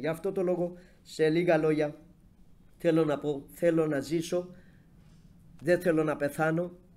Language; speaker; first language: Greek; non-native, fluent; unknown